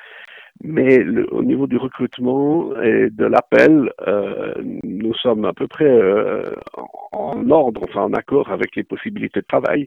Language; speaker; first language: French; native; French